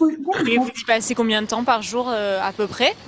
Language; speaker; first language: French; native; French